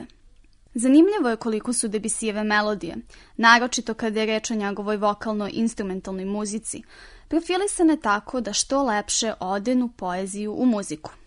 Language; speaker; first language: Serbian; native; Serbian